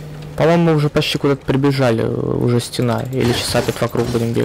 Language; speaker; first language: Russian; native; Russian